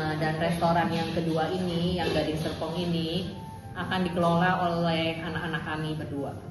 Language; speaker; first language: Indonesian; native; Indonesian